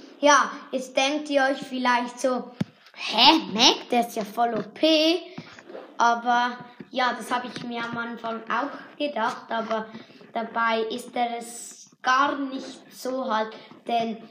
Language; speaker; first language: German; native; German